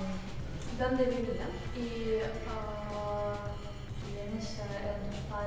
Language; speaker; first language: Spanish; non-native, learner; Russian